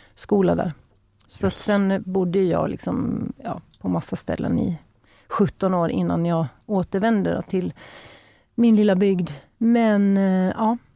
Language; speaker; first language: Norwegian; non-native, fluent; Swedish